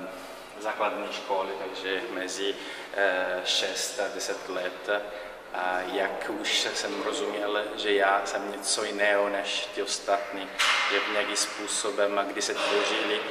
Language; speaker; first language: Czech; non-native, learner; Italian